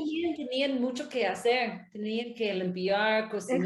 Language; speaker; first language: Spanish; non-native, learner; English